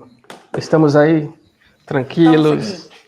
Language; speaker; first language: Spanish; non-native, learner; Portuguese